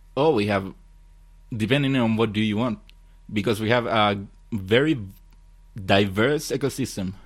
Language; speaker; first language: English; non-native, fluent; Spanish